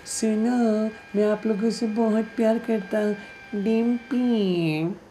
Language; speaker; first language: Hindi; native; Hindi